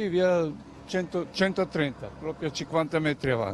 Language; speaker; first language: Italian; non-native, learner; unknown